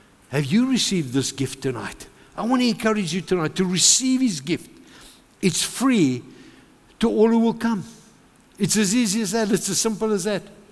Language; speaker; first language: English; non-native, local second language; Afrikaans